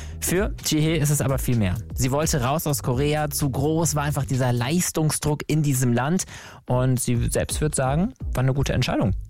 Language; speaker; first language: German; native; German